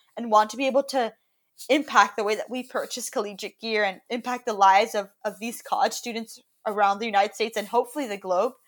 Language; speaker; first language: English; native; English